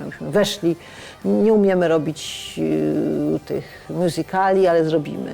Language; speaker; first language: Polish; native; Polish